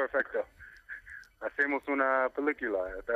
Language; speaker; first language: Spanish; non-native, learner; English